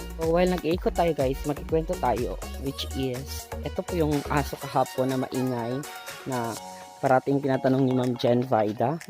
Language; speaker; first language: Filipino; non-native, local second language; Cebuano